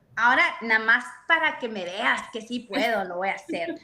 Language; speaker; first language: Spanish; early bilingual, heritage; Spanish